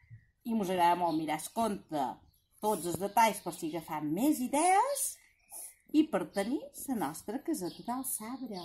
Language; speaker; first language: Catalan; native; Catalan